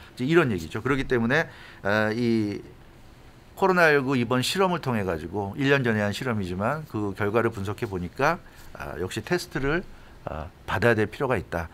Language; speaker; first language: Korean; native; Korean